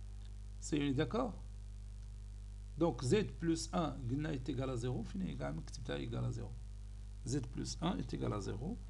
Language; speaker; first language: French; non-native, local second language; Arabic